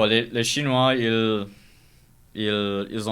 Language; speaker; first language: French; non-native, learner; English